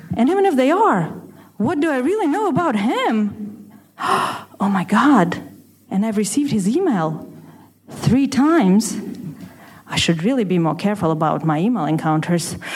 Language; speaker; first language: English; non-native, fluent; Russian